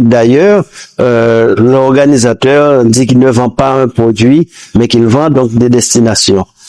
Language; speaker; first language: French; native; French